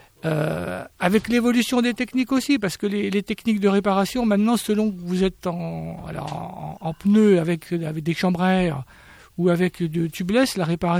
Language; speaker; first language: French; native; French